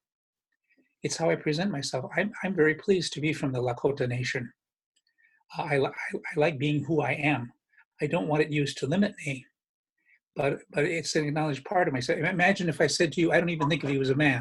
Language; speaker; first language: English; native; English